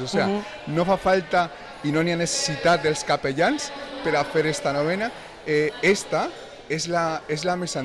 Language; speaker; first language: Catalan; native; Catalan